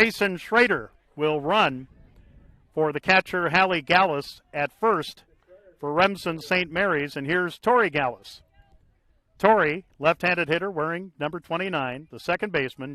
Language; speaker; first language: English; native; English